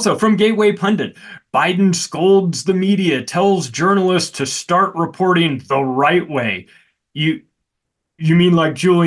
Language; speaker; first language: English; native; English